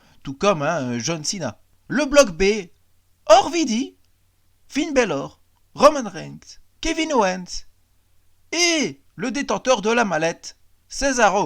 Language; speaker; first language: French; native; French